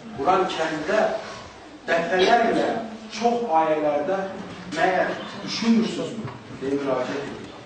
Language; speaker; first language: Azerbaijani; native; Azerbaijani